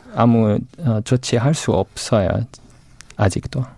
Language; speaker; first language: Korean; non-native, fluent; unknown